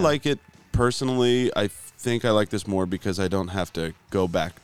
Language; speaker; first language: English; native; English